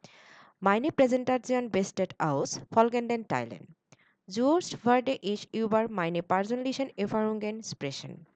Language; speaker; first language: German; non-native, learner; Bangla